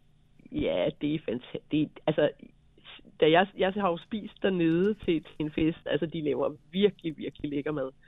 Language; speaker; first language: Danish; native; Danish